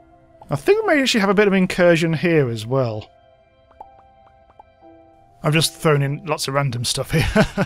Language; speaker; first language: English; native; English